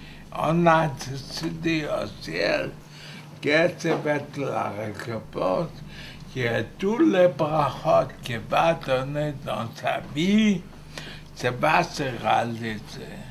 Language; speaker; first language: French; non-native, fluent; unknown